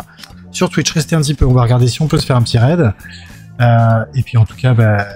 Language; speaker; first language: French; native; French